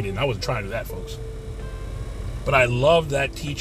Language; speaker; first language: English; native; English